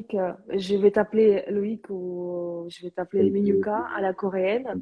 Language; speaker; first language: French; early bilingual, other home language; Korean